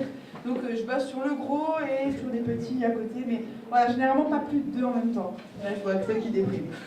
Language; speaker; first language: French; native; French